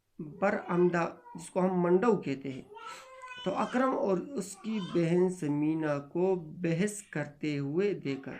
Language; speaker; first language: Urdu; non-native, local second language; Pashto